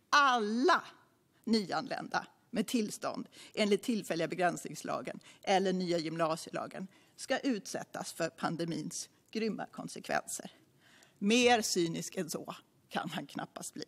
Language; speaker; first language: Swedish; native; Swedish